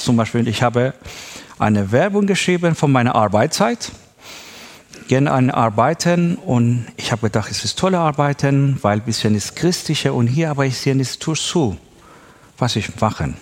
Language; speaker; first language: German; non-native, learner; Persian